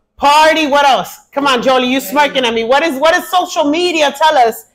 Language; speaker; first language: English; early bilingual, other home language; Spanish